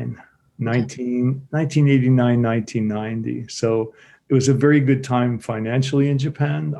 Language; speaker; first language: English; native; English